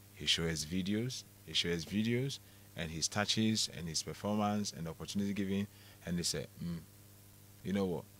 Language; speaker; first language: English; non-native, local second language; Akan